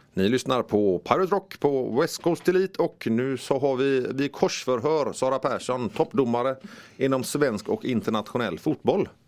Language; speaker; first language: Swedish; native; Swedish